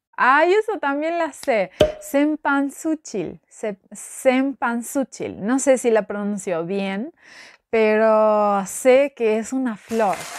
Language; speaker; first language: Spanish; non-native, fluent; Albanian